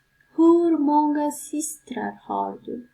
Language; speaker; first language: Swedish; non-native, learner; Persian